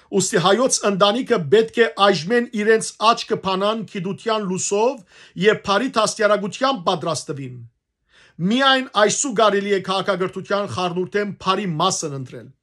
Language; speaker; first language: Armenian; native; Armenian